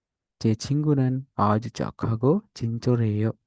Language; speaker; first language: Korean; non-native, fluent; Sinhala